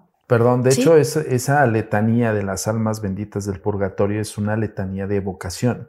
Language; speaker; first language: Spanish; native; Spanish